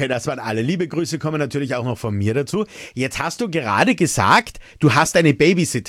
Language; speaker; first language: German; native; German